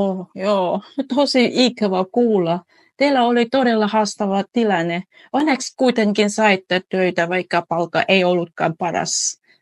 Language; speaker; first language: Finnish; non-native, fluent; Vietnamese